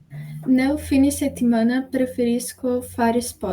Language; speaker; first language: Italian; non-native, learner; Portuguese